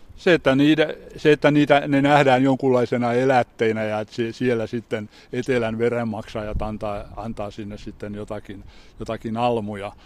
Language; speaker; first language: Finnish; native; Finnish